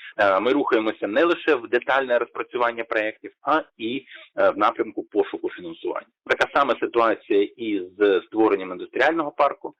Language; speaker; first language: Ukrainian; native; Ukrainian